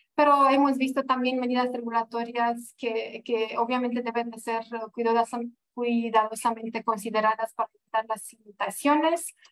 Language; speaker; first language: Spanish; non-native, fluent; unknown